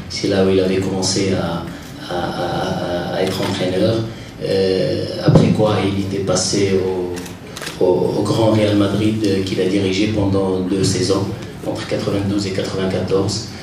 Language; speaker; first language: French; non-native, local second language; Arabic